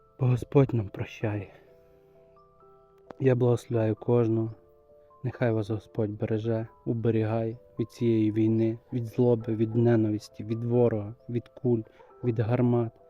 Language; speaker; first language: Ukrainian; native; Ukrainian